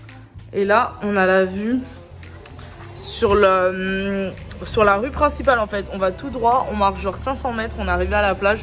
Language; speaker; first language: French; native; French